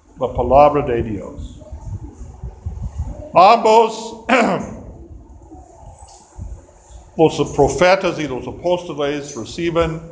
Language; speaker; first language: Spanish; non-native, fluent; English